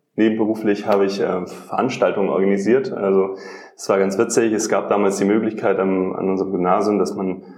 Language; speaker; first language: German; native; German